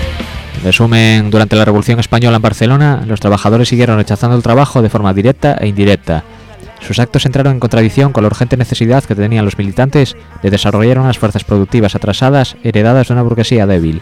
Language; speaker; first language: Spanish; native; Spanish